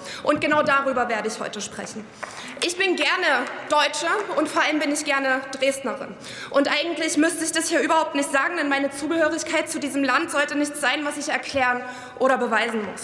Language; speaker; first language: German; early bilingual, other home language; Arabic